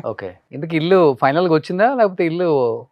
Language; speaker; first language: Telugu; native; Telugu